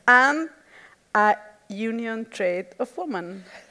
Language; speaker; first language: English; non-native, fluent; Spanish